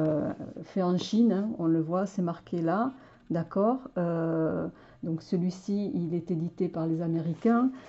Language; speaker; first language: French; native; French